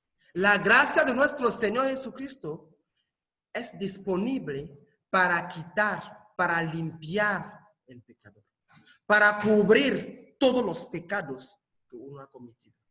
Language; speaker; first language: Spanish; non-native, fluent; French